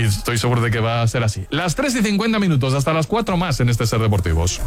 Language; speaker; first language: Spanish; native; Spanish